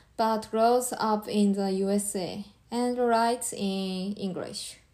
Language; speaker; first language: English; non-native, learner; Japanese